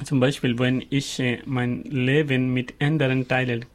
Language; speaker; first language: German; non-native, learner; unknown